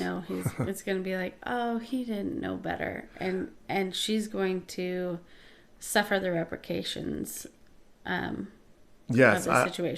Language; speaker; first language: English; native; English